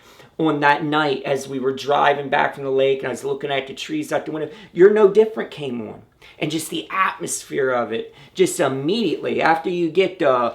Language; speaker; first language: English; native; English